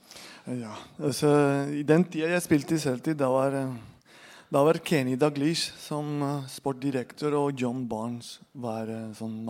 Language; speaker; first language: Norwegian; non-native, fluent; Spanish